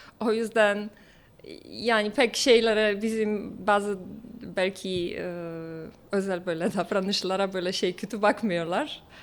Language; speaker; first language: Turkish; non-native, fluent; Polish